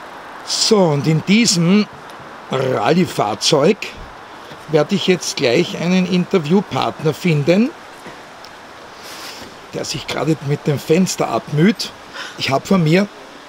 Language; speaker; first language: German; native; German